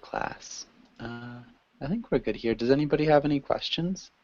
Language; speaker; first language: English; native; English